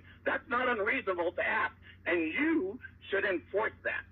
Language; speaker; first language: English; native; English